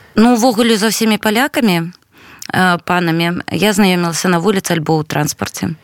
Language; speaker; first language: Belarusian; non-native, local second language; Russian